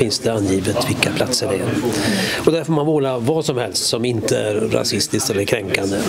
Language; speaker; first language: Swedish; native; Swedish